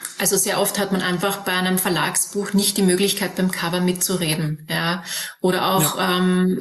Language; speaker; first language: German; native; German